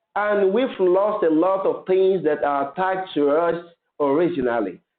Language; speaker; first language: English; non-native, local second language; Yoruba